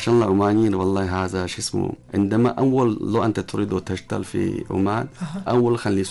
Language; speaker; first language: Arabic; non-native, learner; Chinese